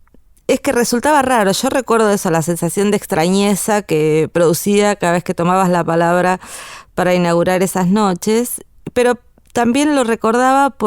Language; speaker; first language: Spanish; native; Spanish